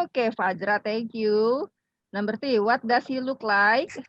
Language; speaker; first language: English; non-native, fluent; Indonesian